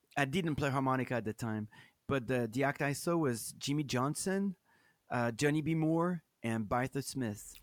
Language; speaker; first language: English; non-native, fluent; French